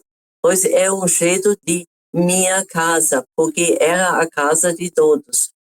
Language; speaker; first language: Portuguese; non-native, fluent; German